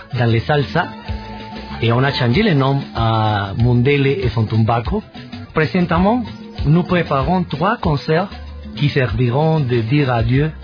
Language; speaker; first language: French; non-native, fluent; Spanish